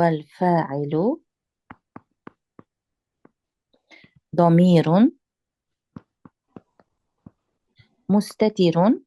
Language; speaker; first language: Arabic; non-native, fluent; Uzbek